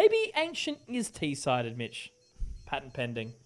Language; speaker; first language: English; native; English